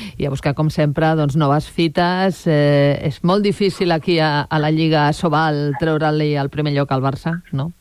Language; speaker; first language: Catalan; native; Catalan